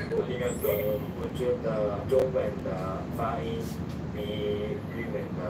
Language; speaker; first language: Chinese; non-native, learner; Japanese